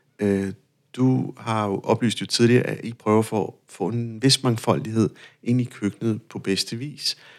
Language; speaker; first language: Danish; non-native, fluent; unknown